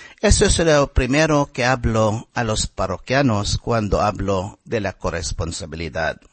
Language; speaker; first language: Spanish; non-native, fluent; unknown